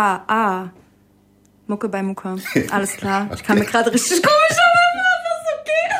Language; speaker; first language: German; early bilingual, other home language; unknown